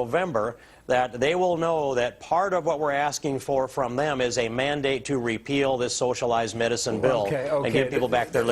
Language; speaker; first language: English; native; English